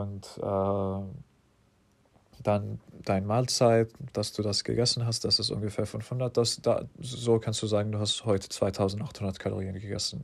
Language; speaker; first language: German; non-native, fluent; English